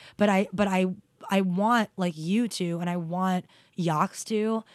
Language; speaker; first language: English; native; English